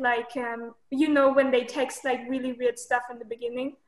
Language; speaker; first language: English; non-native, fluent; German